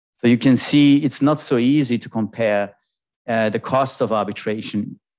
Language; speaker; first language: English; non-native, fluent; German